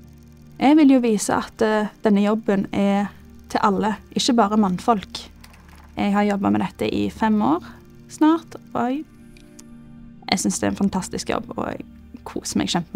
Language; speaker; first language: Norwegian; early bilingual, other home language; Bosnian